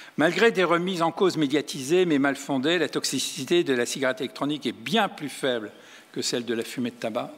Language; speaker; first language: French; native; French